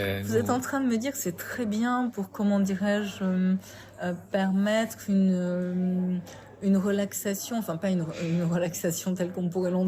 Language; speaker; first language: French; native; French